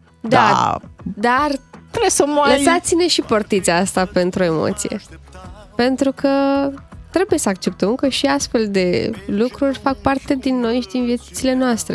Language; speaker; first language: Romanian; native; Romanian